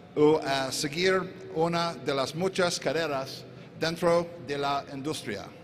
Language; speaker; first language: Spanish; non-native, fluent; English